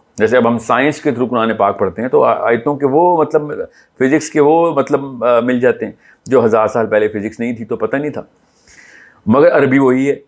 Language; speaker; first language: Urdu; native; Urdu